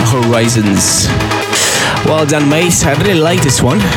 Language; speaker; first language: English; non-native, fluent; Slovak